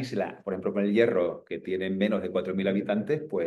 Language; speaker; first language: Spanish; native; Spanish